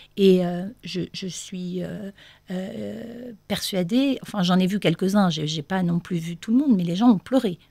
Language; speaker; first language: French; non-native, local second language; Arabic